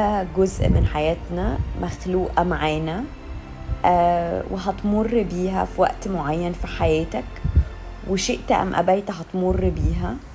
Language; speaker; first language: Arabic; native; Arabic